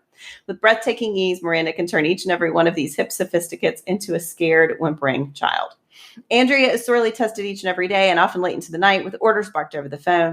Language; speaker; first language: English; native; English